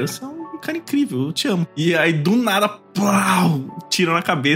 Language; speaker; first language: Portuguese; native; Portuguese